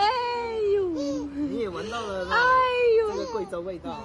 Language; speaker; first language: Chinese; native; Chinese